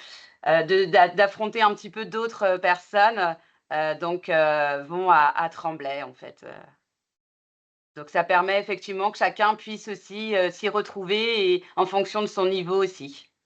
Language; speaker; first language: French; native; French